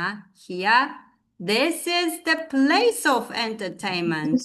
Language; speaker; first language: English; non-native, fluent; Kazakh